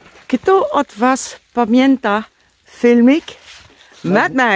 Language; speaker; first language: Polish; non-native, learner; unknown